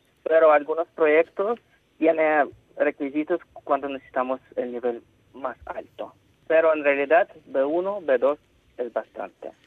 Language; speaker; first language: Spanish; non-native, fluent; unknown